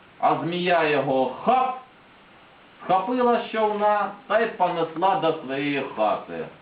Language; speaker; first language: Ukrainian; native; Ukrainian